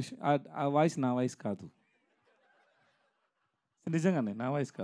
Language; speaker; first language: Telugu; non-native, learner; Tamil